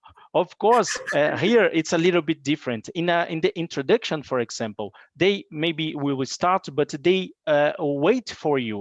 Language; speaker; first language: English; non-native, fluent; Portuguese